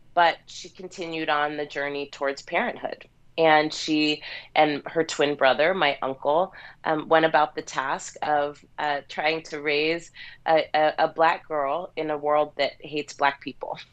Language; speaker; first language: English; native; English